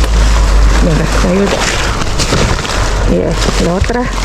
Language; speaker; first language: Spanish; non-native, fluent; Filipino